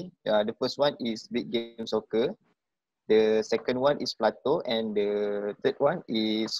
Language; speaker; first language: English; non-native, local second language; Malay